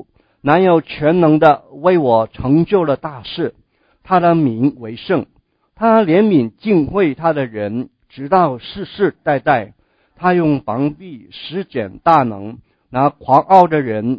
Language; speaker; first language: Chinese; native; Chinese